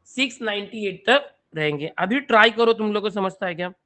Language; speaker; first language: Hindi; non-native, local second language; Marathi